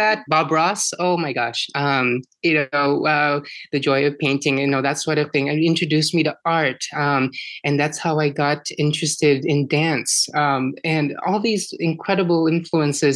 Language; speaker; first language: English; early bilingual, other home language; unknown